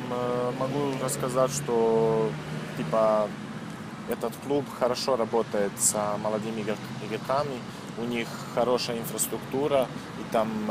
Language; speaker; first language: Russian; non-native, learner; Serbian